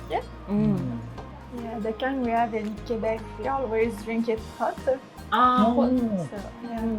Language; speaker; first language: English; non-native, local second language; French